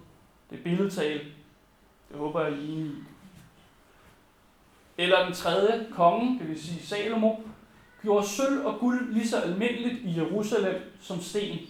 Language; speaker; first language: Danish; native; Danish